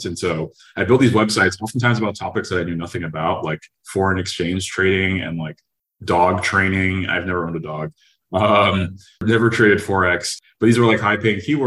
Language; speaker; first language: English; native; English